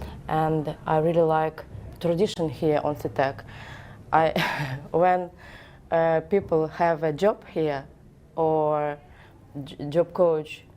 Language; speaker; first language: English; non-native, learner; Ukrainian